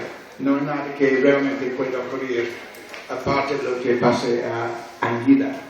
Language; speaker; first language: Spanish; non-native, fluent; English